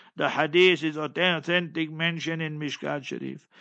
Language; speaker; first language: English; native; English